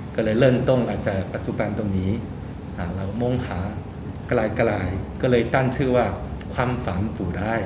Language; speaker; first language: Thai; non-native, learner; Chinese